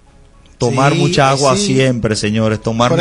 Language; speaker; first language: Spanish; native; Spanish